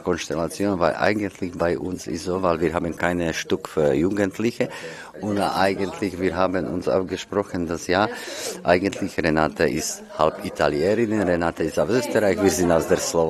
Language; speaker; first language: German; non-native, learner; Slovak